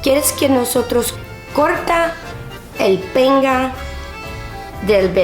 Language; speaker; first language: Spanish; non-native, learner; English